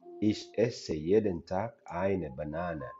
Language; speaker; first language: German; non-native, learner; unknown